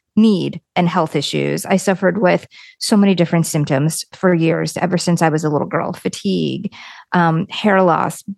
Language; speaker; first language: English; early bilingual, other home language; Lithuanian